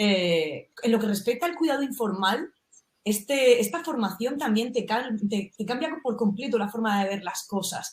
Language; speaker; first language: Spanish; native; Spanish